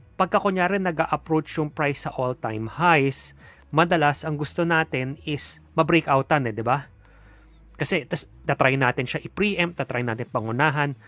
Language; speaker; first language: Filipino; native; Filipino